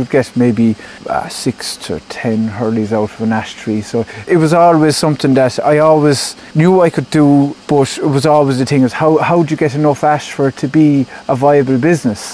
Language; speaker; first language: English; native; English